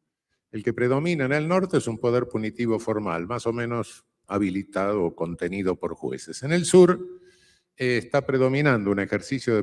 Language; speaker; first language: Spanish; native; Spanish